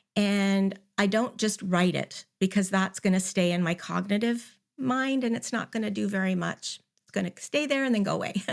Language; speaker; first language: English; native; English